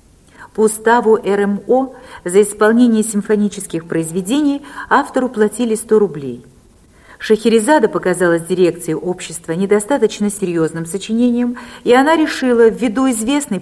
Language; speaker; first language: Russian; native; Russian